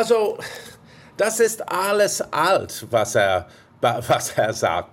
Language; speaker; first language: German; non-native, fluent; English